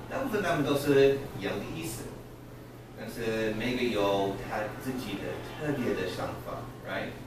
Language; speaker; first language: Chinese; non-native, learner; English